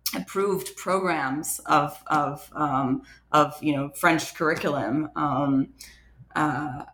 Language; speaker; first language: English; non-native, fluent; French